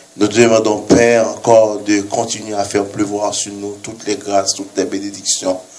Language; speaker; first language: French; non-native, local second language; Haitian Creole